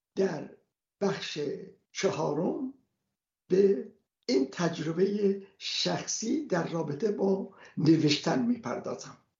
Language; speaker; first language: Persian; non-native, local second language; Kurdish